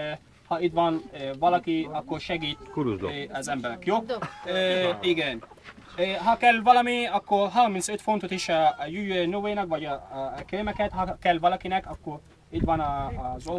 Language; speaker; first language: Hungarian; non-native, learner; Arabic